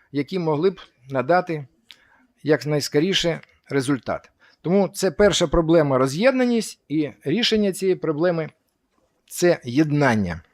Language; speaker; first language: Ukrainian; native; Ukrainian